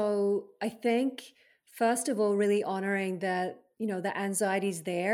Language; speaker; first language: English; native; English